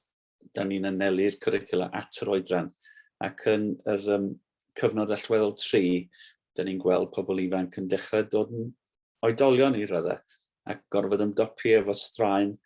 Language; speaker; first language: Welsh; native; Welsh